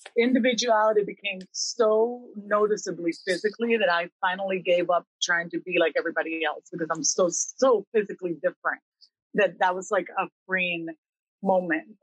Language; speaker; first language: English; early bilingual, other home language; Spanish